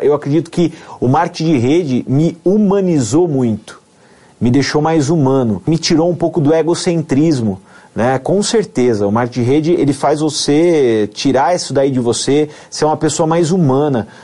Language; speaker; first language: Portuguese; native; Portuguese